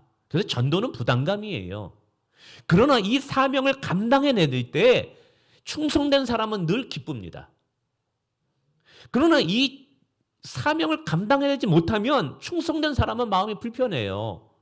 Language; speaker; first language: Korean; native; Korean